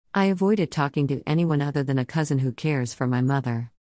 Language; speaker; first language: English; non-native, local second language; Surigaonon